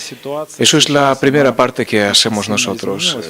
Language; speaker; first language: Spanish; non-native, fluent; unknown